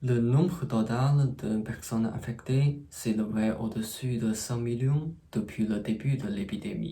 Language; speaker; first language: French; non-native, fluent; Chinese